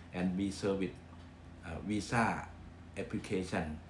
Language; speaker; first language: English; non-native, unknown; Thai